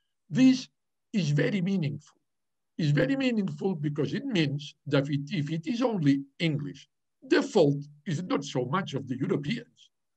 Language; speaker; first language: English; non-native, fluent; Catalan